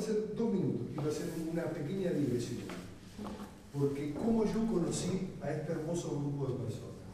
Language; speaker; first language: Spanish; native; Spanish